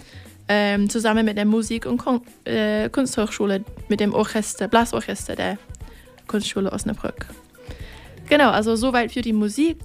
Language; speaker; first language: German; non-native, fluent; English